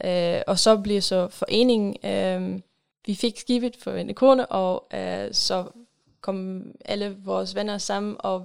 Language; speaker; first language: Danish; non-native, fluent; German